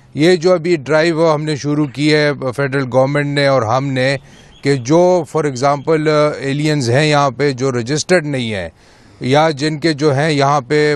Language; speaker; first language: Urdu; non-native, local second language; Pashto